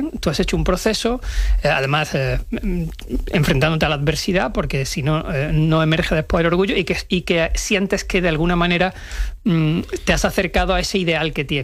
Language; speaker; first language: Spanish; native; Spanish